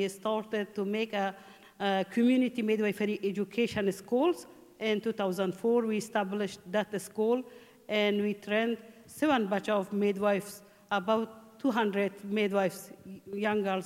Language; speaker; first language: English; non-native, learner; Persian